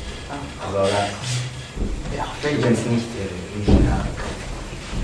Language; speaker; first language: German; non-native, learner; French